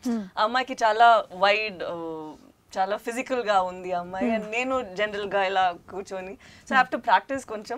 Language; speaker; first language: Telugu; non-native, local second language; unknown